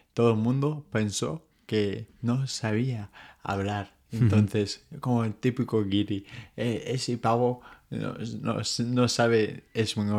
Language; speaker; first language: Spanish; non-native, fluent; English